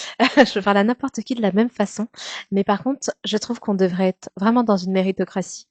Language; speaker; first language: French; native; French